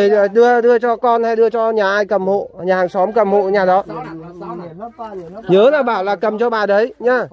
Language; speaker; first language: Vietnamese; native; Vietnamese